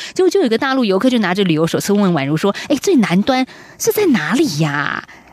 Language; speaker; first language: Chinese; native; Chinese